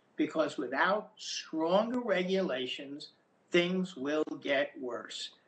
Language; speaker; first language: English; native; English